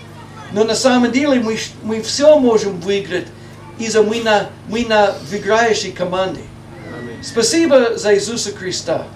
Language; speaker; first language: Russian; non-native, learner; English